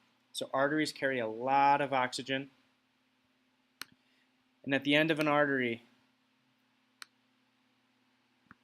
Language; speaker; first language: English; native; English